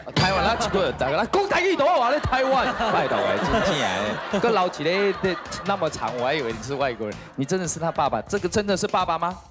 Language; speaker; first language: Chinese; native; Chinese